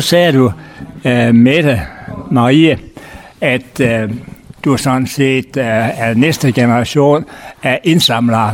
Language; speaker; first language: Danish; native; Danish